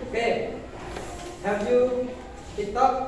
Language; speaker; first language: English; non-native, learner; Indonesian